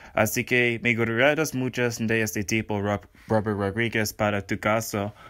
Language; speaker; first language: Spanish; non-native, learner; English